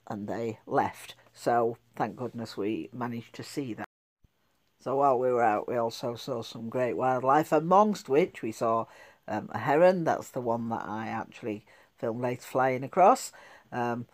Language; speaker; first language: English; native; English